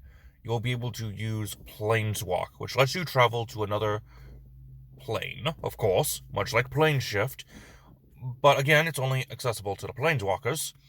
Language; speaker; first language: English; native; English